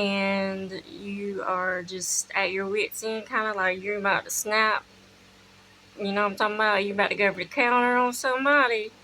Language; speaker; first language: English; native; English